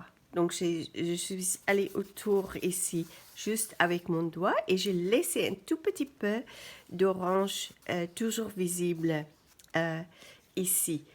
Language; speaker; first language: French; non-native, fluent; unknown